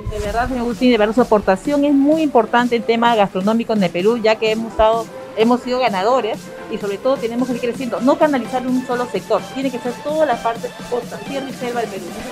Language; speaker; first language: Spanish; native; Spanish